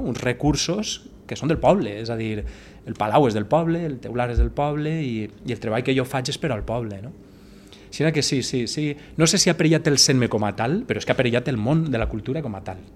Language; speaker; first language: Catalan; native; Catalan